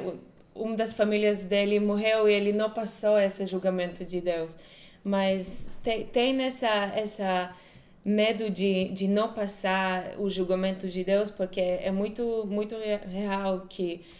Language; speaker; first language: Portuguese; non-native, fluent; Hebrew